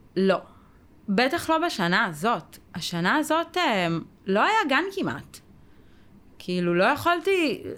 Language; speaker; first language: Hebrew; native; Hebrew